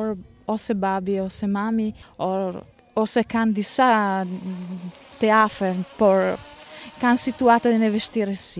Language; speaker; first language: Albanian; non-native, learner; Italian